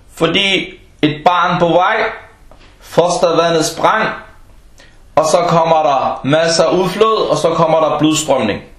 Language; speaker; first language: Danish; early bilingual, other home language; Arabic